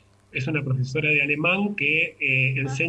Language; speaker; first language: Spanish; native; Spanish